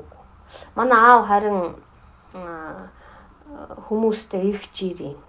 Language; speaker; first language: Mongolian; non-native, fluent; Russian